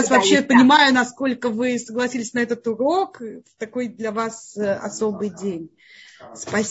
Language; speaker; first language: Russian; native; Russian